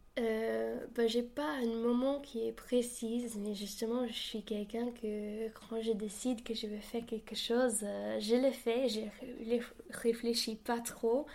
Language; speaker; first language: French; non-native, fluent; English